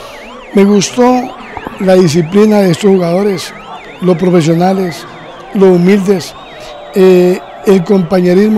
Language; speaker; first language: Spanish; native; Spanish